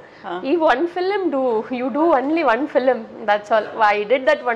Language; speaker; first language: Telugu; non-native, local second language; Tamil